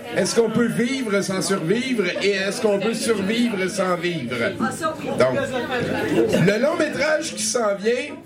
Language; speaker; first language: French; native; French